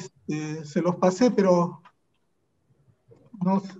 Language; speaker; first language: Spanish; native; Spanish